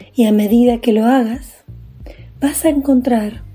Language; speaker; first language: English; non-native, fluent; Spanish